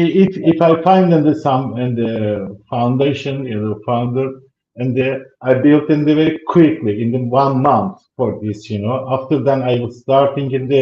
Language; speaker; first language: English; non-native, learner; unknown